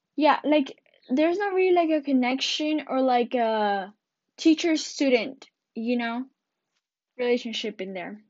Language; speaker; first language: English; early bilingual, other home language; Spanish